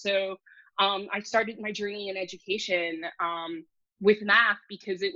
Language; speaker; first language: English; early bilingual, other home language; Cantonese